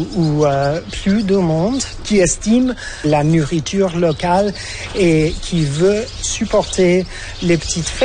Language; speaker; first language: French; non-native, fluent; English